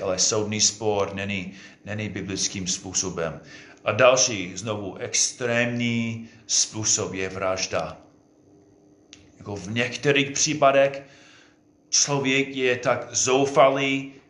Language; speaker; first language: Czech; non-native, fluent; English